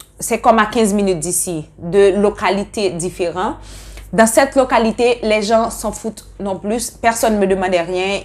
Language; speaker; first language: French; non-native, local second language; Haitian Creole